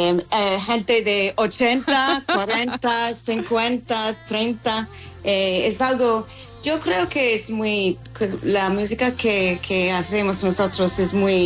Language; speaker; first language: Spanish; non-native, fluent; English